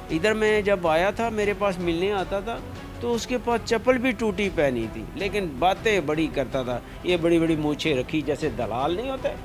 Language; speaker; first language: Urdu; native; Urdu